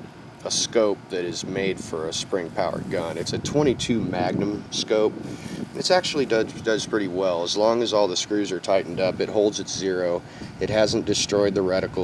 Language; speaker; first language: English; native; English